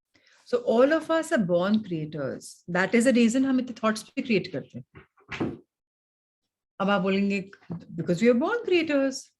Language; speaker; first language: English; non-native, local second language; Hindi